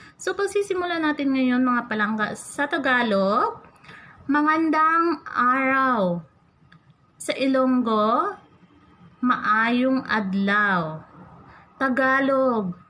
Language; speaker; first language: Filipino; non-native, local second language; Hiligaynon